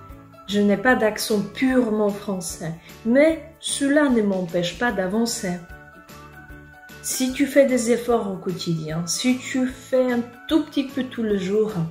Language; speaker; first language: French; non-native, fluent; Polish